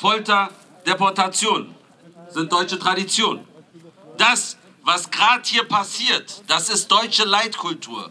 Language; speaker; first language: German; native; German